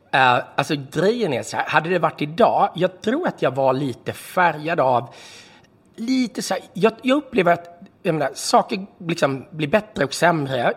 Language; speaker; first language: Swedish; native; Swedish